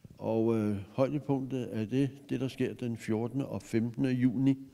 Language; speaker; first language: Danish; native; Danish